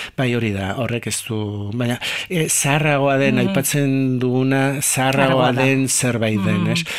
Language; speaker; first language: Basque; native; Basque